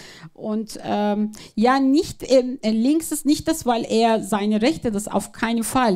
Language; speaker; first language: German; non-native, fluent; Turkish